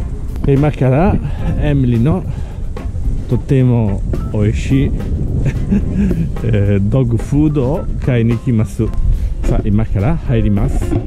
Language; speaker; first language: Japanese; non-native, learner; Italian